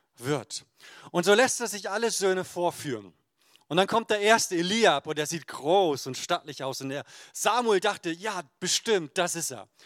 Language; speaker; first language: German; native; German